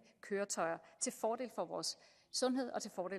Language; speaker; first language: Danish; native; Danish